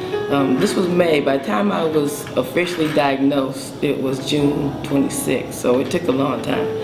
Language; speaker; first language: English; native; English